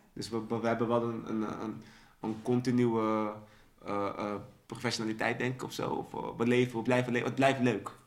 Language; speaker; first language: Dutch; early bilingual, other home language; Sranan Tongo